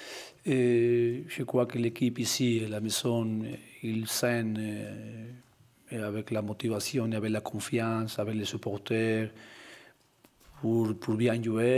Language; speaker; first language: French; non-native, learner; Spanish